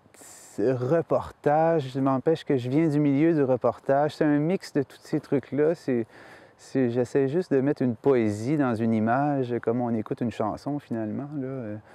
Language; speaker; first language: French; native; French